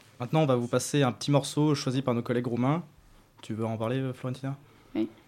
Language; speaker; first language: French; native; French